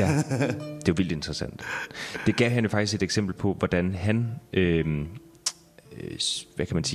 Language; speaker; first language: Danish; native; Danish